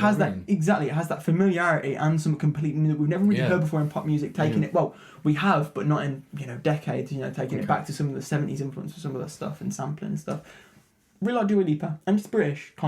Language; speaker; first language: English; native; English